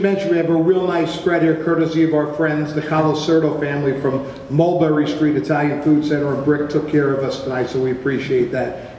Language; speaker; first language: English; native; English